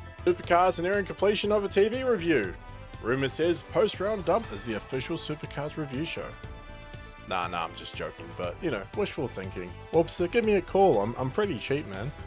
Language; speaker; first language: English; native; English